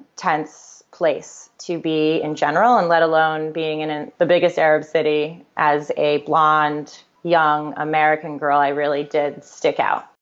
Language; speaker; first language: English; native; English